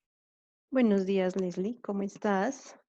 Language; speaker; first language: Spanish; native; Spanish